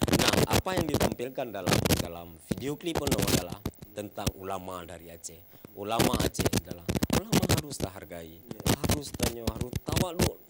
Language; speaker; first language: Malay; non-native, local second language; Achinese